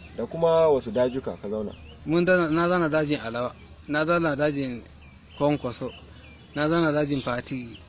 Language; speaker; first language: Hausa; native; Hausa